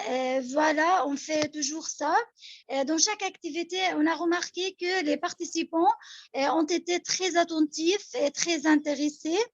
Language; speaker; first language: French; non-native, local second language; Arabic